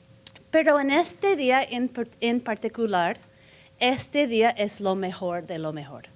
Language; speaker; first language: Spanish; non-native, fluent; English